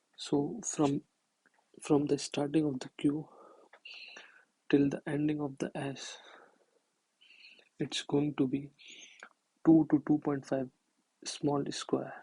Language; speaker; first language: English; non-native, local second language; Hindi